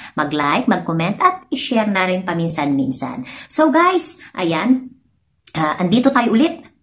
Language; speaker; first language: Filipino; non-native, local second language; Iloko